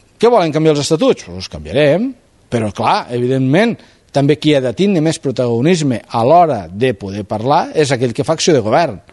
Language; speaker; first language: Catalan; native; Catalan